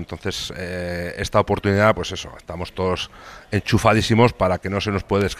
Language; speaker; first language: Spanish; native; Spanish